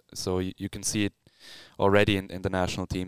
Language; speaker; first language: English; non-native, fluent; Swiss German